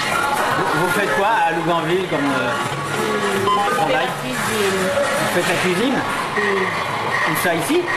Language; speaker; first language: French; native; French